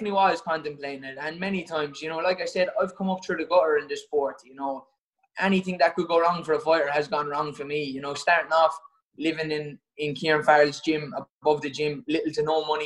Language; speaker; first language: English; native; English